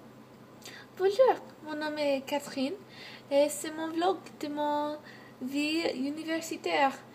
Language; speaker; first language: French; non-native, learner; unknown